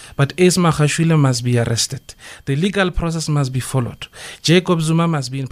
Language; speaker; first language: English; non-native, local second language; Northern Sotho